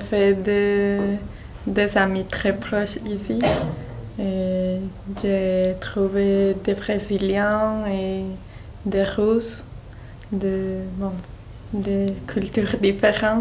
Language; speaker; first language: French; non-native, learner; Spanish